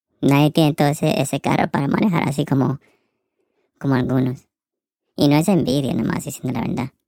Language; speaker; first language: Spanish; early bilingual, heritage; Spanish